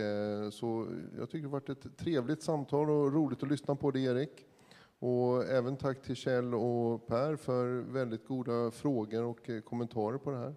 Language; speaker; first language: Swedish; native; Swedish